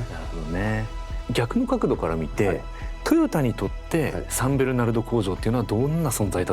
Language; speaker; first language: Japanese; native; Japanese